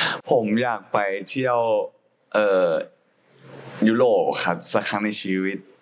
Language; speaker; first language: Thai; native; Thai